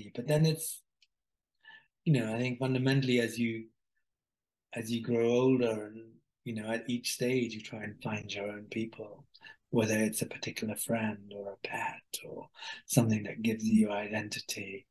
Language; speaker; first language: English; native; English